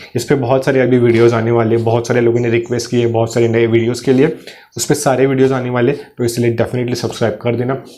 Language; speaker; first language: Hindi; non-native, local second language; Marathi